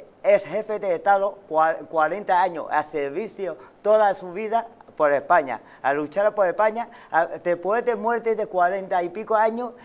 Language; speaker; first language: Spanish; non-native, learner; Chinese